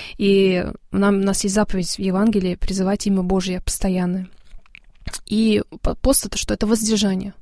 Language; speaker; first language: Russian; early bilingual, heritage; Russian